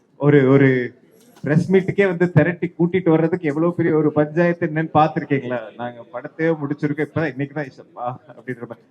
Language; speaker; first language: Tamil; native; Tamil